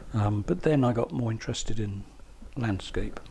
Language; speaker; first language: English; native; English